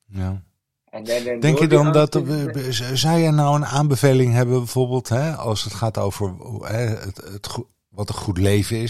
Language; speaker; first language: Dutch; native; Dutch